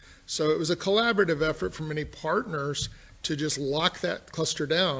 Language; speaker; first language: English; native; English